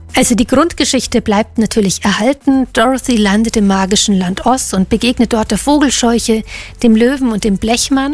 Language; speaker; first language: German; native; German